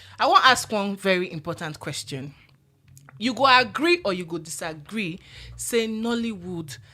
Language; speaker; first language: Nigerian Pidgin; native; Nigerian Pidgin